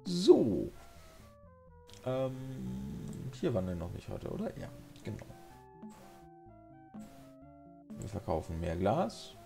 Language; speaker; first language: German; native; German